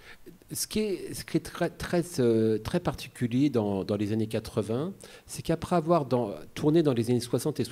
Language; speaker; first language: French; native; French